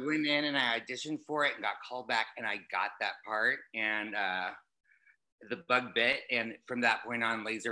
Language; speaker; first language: English; native; English